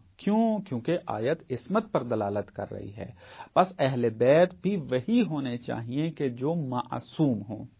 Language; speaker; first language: Urdu; native; Urdu